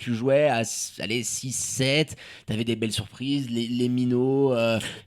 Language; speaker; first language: French; native; French